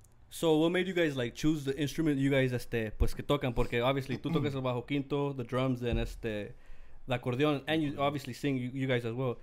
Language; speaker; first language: English; early bilingual, other home language; Spanish